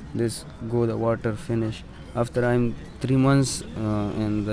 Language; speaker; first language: English; non-native, learner; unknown